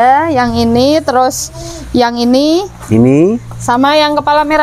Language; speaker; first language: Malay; non-native, local second language; Javanese